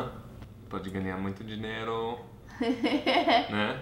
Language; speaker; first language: Portuguese; non-native, fluent; English